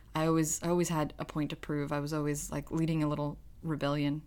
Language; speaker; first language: English; early bilingual, other home language; Russian